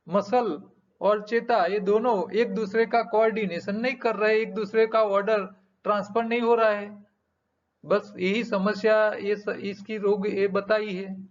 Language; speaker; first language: Hindi; non-native, local second language; Gujarati